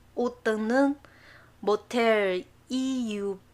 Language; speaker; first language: Korean; non-native, learner; Chinese